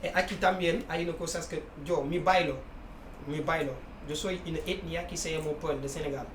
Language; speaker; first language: Spanish; non-native, local second language; Wolof